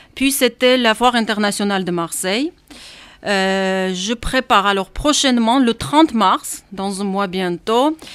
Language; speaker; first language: French; non-native, fluent; Armenian